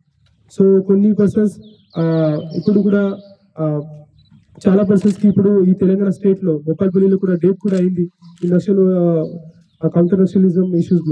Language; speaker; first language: Telugu; non-native, learner; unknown